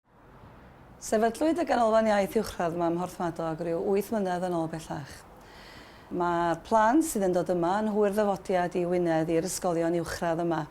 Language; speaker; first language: Welsh; native; Welsh